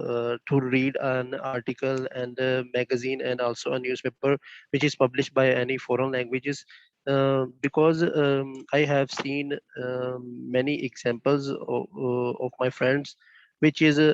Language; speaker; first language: English; non-native, learner; Bangla